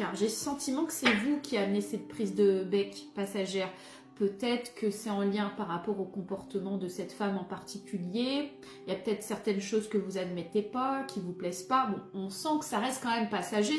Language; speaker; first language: French; native; French